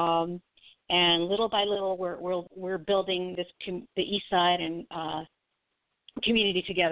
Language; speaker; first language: English; native; English